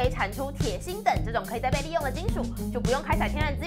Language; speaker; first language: Chinese; native; Chinese